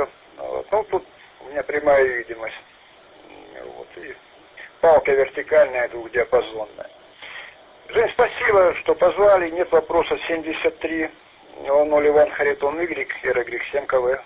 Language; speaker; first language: Russian; native; Russian